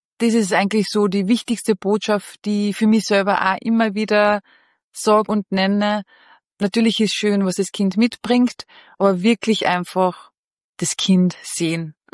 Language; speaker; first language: German; early bilingual, other home language; Bosnian